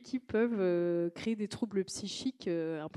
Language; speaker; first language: French; native; French